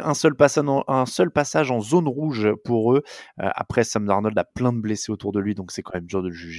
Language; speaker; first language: French; native; French